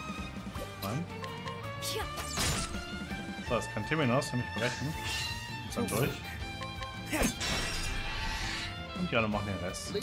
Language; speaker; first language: German; native; German